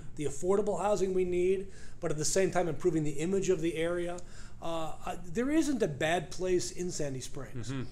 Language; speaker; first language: English; native; English